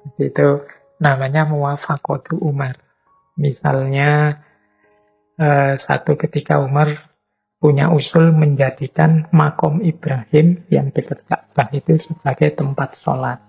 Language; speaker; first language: Indonesian; native; Indonesian